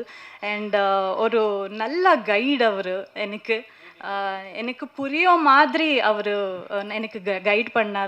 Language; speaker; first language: Tamil; non-native, learner; Kannada